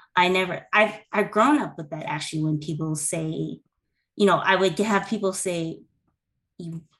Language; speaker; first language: English; native; English